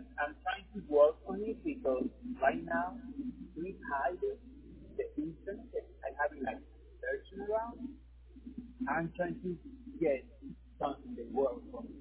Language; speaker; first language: English; non-native, fluent; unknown